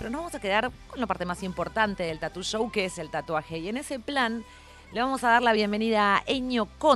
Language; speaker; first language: Spanish; native; Spanish